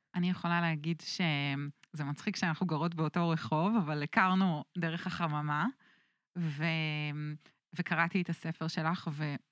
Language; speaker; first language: Hebrew; native; Hebrew